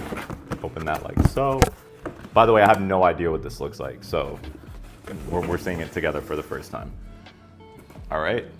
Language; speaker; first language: English; native; English